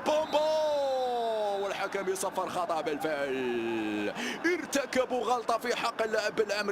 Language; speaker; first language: Arabic; native; Arabic